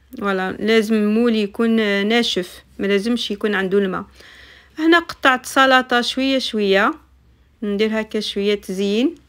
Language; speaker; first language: Arabic; native; Arabic